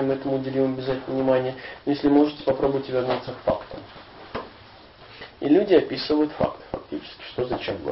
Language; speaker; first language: Russian; native; Russian